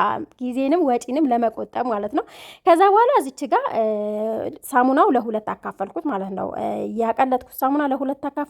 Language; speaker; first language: Amharic; native; Amharic